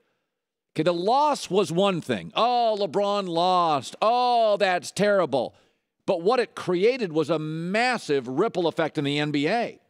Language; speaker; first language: English; native; English